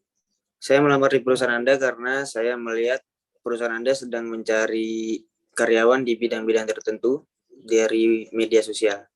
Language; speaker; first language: Indonesian; non-native, local second language; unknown